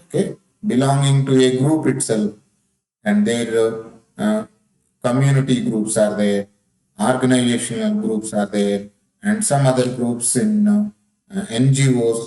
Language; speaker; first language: English; non-native, local second language; Telugu